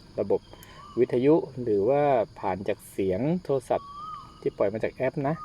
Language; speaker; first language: Thai; native; Thai